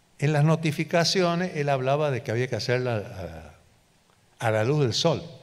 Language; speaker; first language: Spanish; native; Spanish